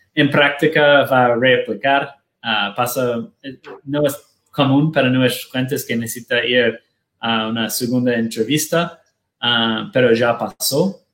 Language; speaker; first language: Spanish; non-native, learner; Portuguese